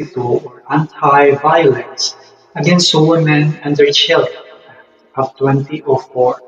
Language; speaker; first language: English; non-native, local second language; Filipino